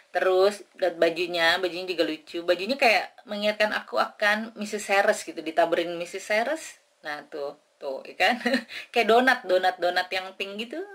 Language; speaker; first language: Indonesian; native; Indonesian